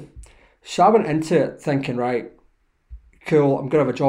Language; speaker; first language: English; native; English